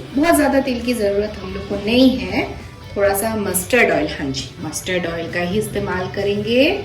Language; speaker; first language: Hindi; non-native, local second language; Bangla